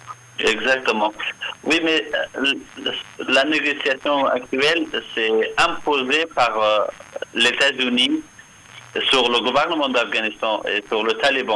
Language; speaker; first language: French; non-native, fluent; Persian